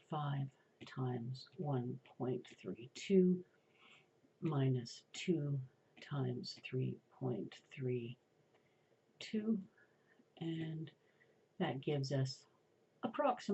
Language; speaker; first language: English; native; English